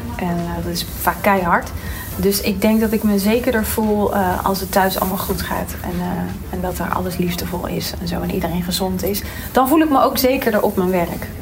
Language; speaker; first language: Dutch; native; Dutch